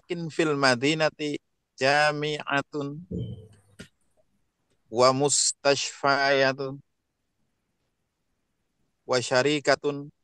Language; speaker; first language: Arabic; non-native, learner; Indonesian